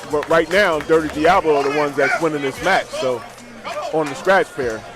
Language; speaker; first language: English; native; English